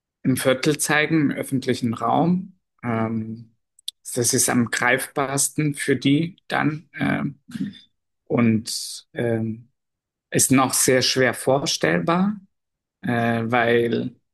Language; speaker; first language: German; non-native, fluent; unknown